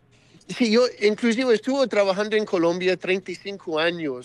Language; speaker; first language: Spanish; non-native, fluent; English